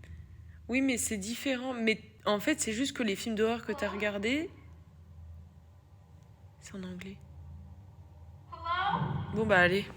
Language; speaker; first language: French; native; French